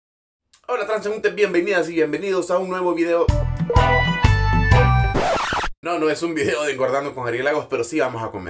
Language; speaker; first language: Spanish; native; Spanish